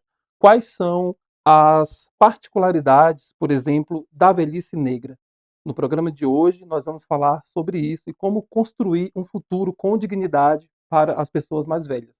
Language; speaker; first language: Portuguese; native; Portuguese